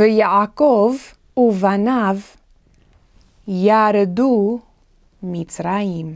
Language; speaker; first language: Hebrew; non-native, fluent; English